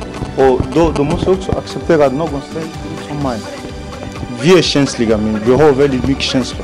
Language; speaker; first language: Swedish; non-native, fluent; Lingala